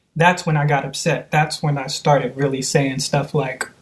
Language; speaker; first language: English; native; English